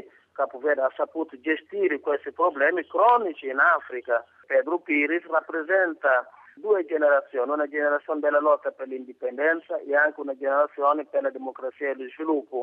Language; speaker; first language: Italian; non-native, fluent; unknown